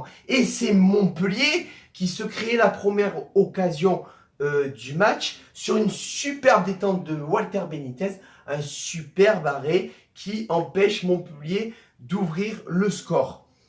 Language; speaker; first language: French; native; French